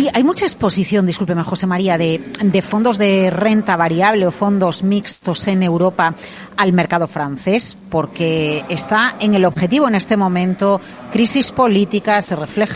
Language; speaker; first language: Spanish; native; Spanish